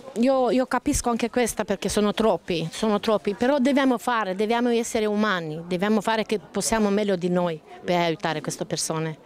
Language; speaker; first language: Italian; non-native, learner; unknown